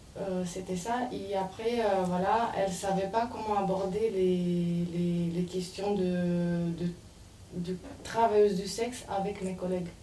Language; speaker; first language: French; non-native, fluent; Romanian